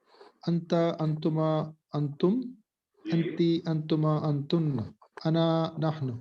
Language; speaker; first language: Arabic; non-native, learner; Urdu